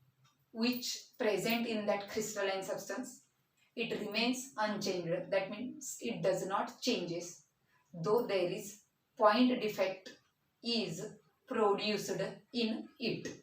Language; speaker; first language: English; non-native, local second language; Marathi